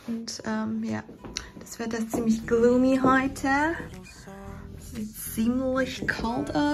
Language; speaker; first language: German; early bilingual, other home language; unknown